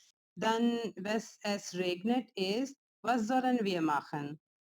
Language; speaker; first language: German; non-native, learner; Urdu